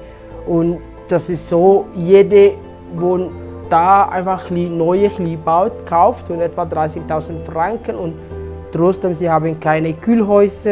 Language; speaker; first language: German; non-native, fluent; Somali